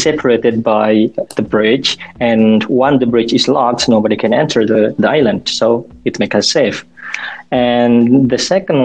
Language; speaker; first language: English; non-native, fluent; Indonesian